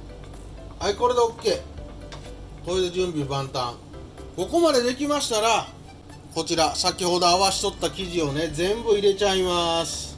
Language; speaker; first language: Japanese; native; Japanese